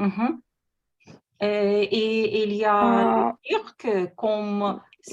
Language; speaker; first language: French; non-native, fluent; Russian